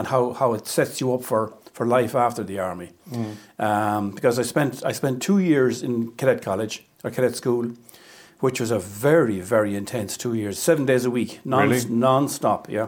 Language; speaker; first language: English; native; English